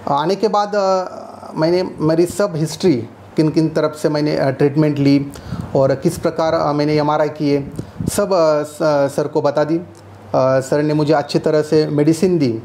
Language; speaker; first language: Hindi; non-native, local second language; Marathi